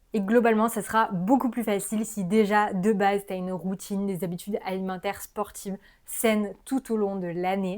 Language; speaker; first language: French; native; French